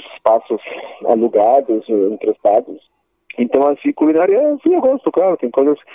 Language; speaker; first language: Portuguese; non-native, fluent; Polish